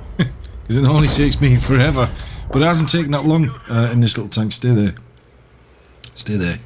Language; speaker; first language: English; native; English